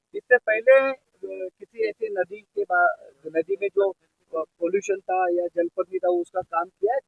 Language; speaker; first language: Hindi; non-native, local second language; Marathi